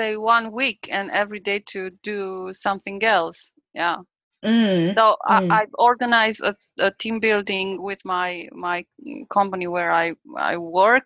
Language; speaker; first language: English; non-native, learner; Romanian